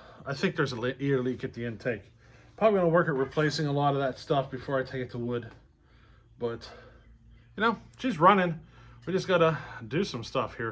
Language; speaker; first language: English; native; English